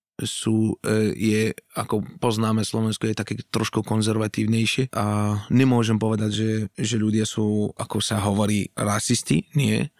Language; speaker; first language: Slovak; non-native, fluent; Arabic